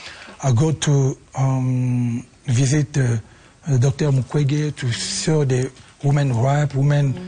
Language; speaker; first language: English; non-native, learner; French